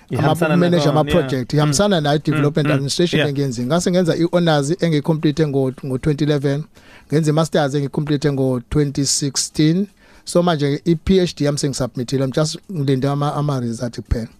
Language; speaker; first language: Zulu; native; Zulu